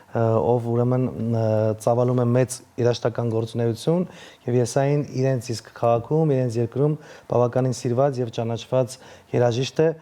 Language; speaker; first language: Armenian; native; Armenian